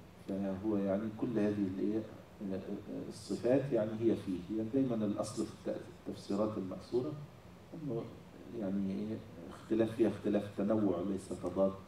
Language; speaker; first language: Arabic; native; Arabic